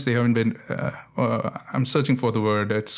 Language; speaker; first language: English; non-native, local second language; Tamil